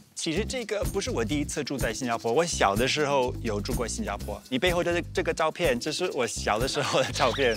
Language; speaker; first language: Chinese; non-native, fluent; English